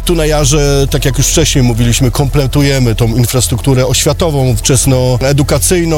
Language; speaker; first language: Polish; native; Polish